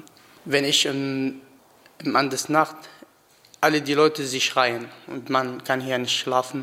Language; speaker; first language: German; non-native, learner; Arabic